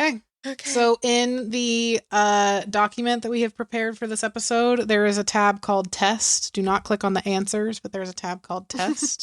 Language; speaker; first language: English; native; English